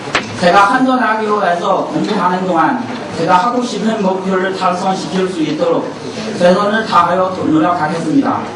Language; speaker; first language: Korean; non-native, learner; Chinese